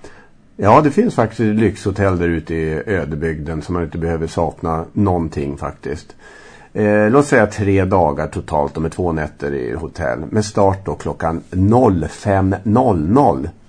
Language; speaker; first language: Swedish; native; Swedish